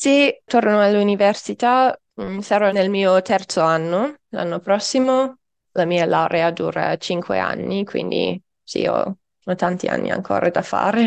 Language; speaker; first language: Italian; non-native, fluent; English